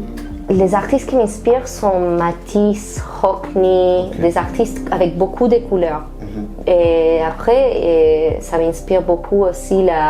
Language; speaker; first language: French; non-native, fluent; Spanish